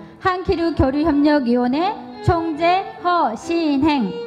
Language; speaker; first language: Korean; native; Korean